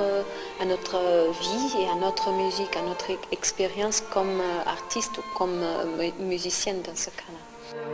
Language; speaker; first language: French; non-native, fluent; Portuguese